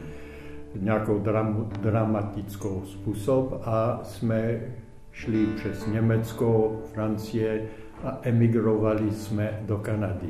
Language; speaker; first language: Czech; early bilingual, heritage; Czech